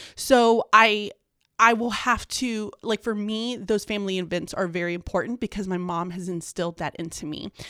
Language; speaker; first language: English; early bilingual, other home language; Spanish